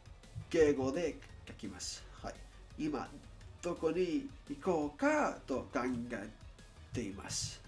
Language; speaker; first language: Japanese; non-native, learner; English